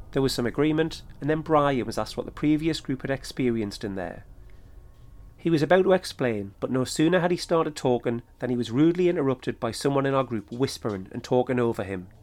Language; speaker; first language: English; native; English